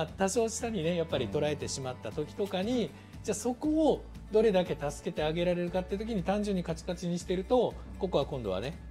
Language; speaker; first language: Japanese; native; Japanese